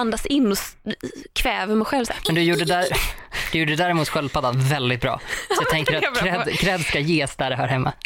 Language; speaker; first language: Swedish; native; Swedish